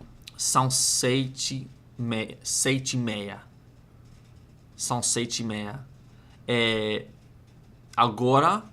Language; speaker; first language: Portuguese; non-native, learner; English